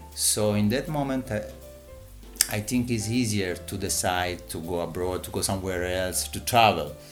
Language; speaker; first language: English; non-native, learner; Italian